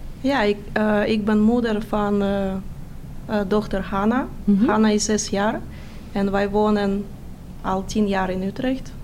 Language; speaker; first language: Dutch; non-native, fluent; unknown